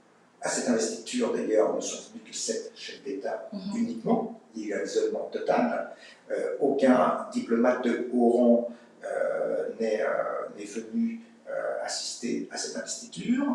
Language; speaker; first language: French; native; French